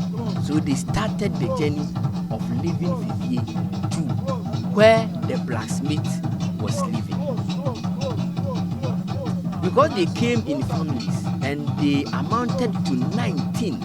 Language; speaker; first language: English; non-native, local second language; Akan